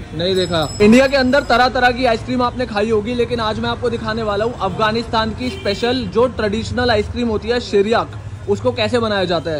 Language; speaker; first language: Hindi; native; Hindi